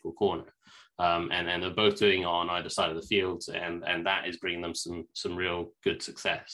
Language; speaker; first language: English; native; English